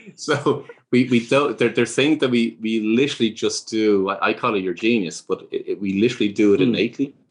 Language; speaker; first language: English; native; English